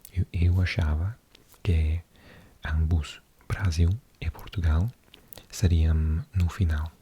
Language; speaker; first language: Portuguese; non-native, learner; English